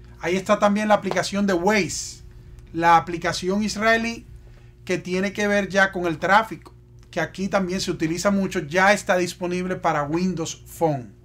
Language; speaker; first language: Spanish; native; Spanish